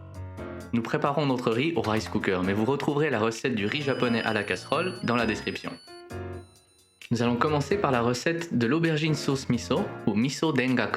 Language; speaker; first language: French; native; French